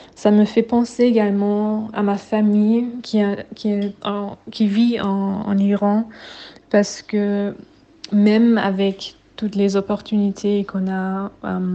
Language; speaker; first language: French; non-native, fluent; German